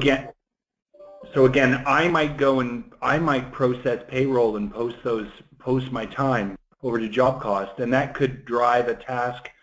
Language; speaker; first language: English; native; English